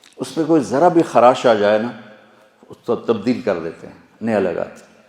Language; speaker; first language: Urdu; non-native, local second language; Punjabi